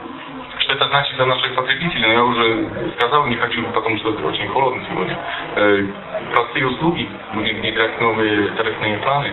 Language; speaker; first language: Russian; non-native, fluent; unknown